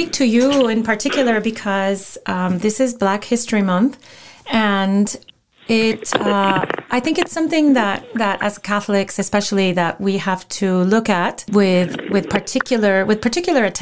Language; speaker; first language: English; non-native, fluent; Spanish